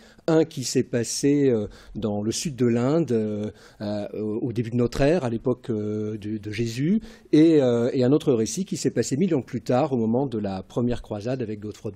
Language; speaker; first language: French; native; French